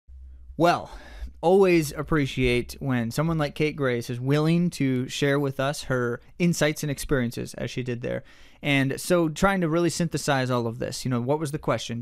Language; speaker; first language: English; native; English